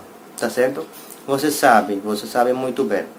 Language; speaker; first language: Portuguese; non-native, learner; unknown